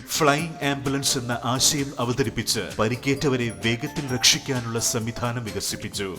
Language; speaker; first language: Malayalam; native; Malayalam